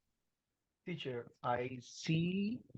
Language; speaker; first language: English; non-native, learner; Spanish